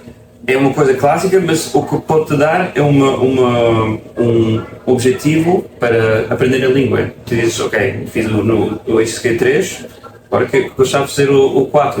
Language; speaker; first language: Portuguese; non-native, fluent; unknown